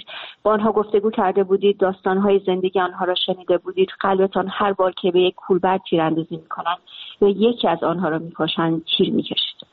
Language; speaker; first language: Persian; native; Persian